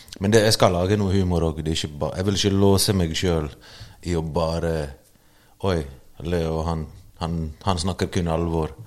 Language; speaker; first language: Norwegian; early bilingual, other home language; Bosnian